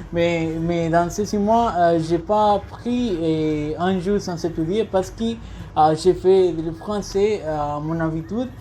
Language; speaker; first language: French; non-native, learner; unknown